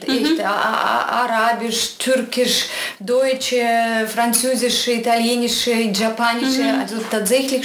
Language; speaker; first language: German; non-native, fluent; Russian